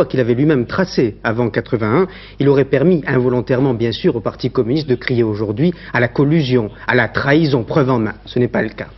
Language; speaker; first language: French; native; French